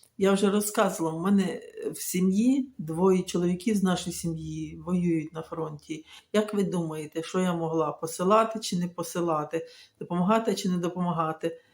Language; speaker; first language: Ukrainian; native; Ukrainian